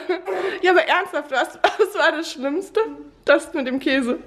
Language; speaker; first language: German; native; German